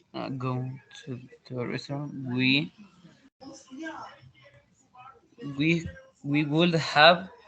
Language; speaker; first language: English; non-native, learner; Spanish